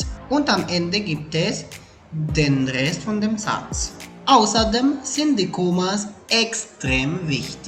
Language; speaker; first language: German; non-native, fluent; Spanish